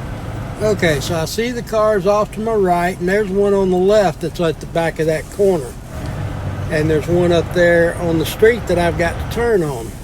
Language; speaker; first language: English; native; English